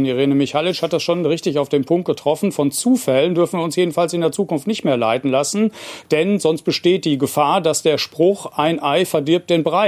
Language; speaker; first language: German; native; German